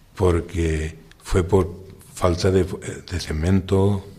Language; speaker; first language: Spanish; native; Spanish